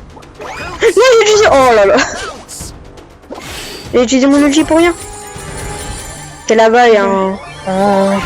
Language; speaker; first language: French; native; French